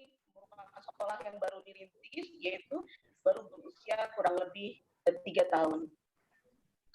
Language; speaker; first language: Indonesian; native; Indonesian